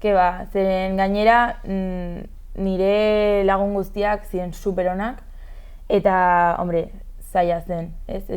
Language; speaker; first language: Basque; non-native, local second language; Spanish